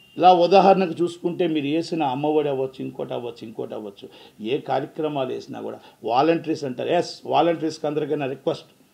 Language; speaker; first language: Telugu; native; Telugu